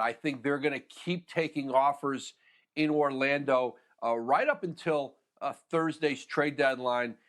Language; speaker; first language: English; native; English